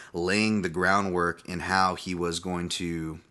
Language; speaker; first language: English; native; English